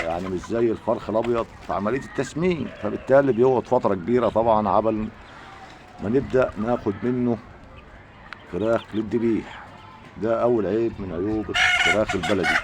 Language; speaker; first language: Arabic; native; Arabic